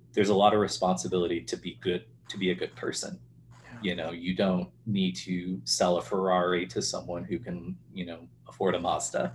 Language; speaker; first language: English; native; English